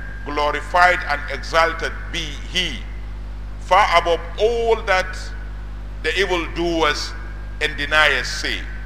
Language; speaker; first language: English; non-native, local second language; Hausa